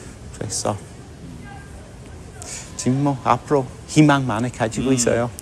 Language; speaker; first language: Korean; non-native, fluent; English